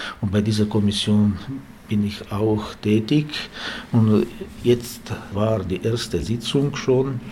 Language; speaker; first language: German; non-native, fluent; Slovak